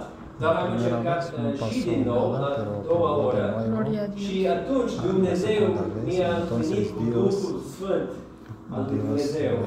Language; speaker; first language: Romanian; non-native, learner; English